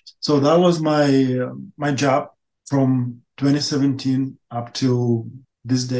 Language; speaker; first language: English; non-native, fluent; Ukrainian